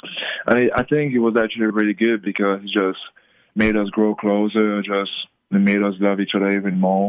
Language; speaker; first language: English; non-native, local second language; French